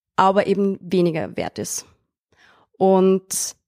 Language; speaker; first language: German; native; German